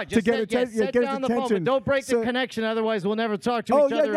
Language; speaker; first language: English; native; English